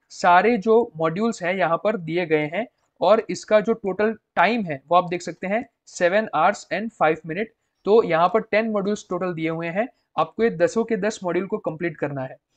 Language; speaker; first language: Hindi; non-native, local second language; Gujarati